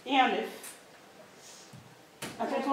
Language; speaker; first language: French; native; French